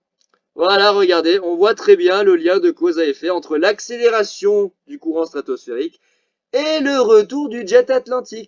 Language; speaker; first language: French; native; French